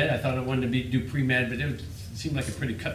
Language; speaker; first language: English; native; English